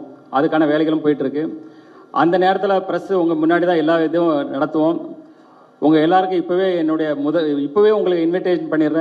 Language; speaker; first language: Tamil; native; Tamil